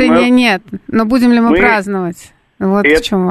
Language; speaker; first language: Russian; native; Russian